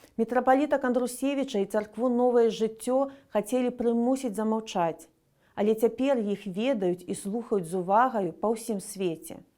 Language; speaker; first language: Belarusian; native; Belarusian